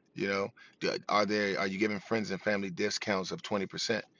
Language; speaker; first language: English; native; English